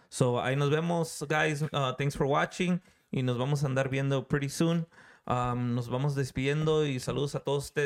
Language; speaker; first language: Spanish; early bilingual, other home language; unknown